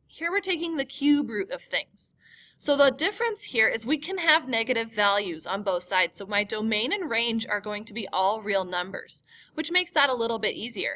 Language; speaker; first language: English; native; English